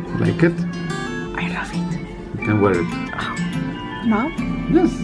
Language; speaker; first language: English; non-native, fluent; Polish